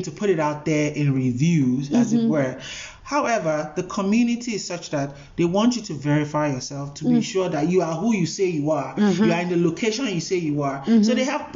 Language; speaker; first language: English; non-native, local second language; Yoruba